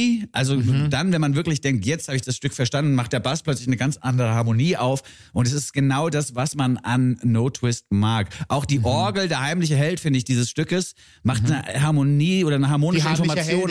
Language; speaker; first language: German; native; German